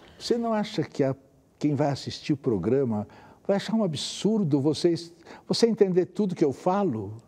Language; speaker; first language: Portuguese; native; Portuguese